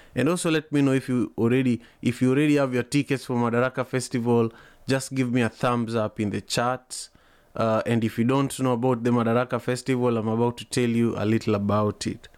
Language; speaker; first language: English; non-native, local second language; Luo (Kenya and Tanzania)